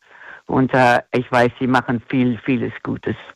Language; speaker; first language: German; non-native, fluent; English